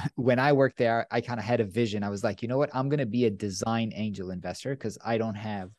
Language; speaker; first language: English; non-native, fluent; Hebrew